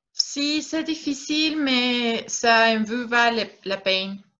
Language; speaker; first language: French; non-native, learner; Spanish